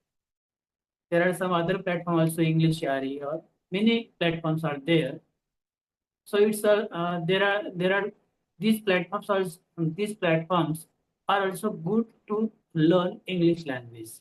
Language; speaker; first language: English; non-native, local second language; Marathi